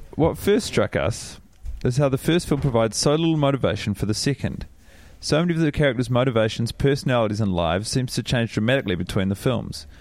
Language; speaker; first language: English; native; English